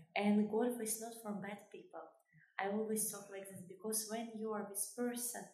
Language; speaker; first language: English; non-native, fluent; Albanian